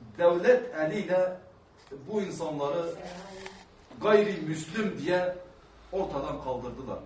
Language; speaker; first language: Turkish; non-native, local second language; Kurdish